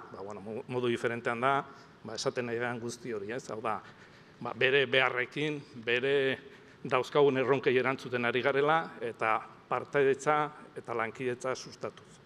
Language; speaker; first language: Basque; native; Basque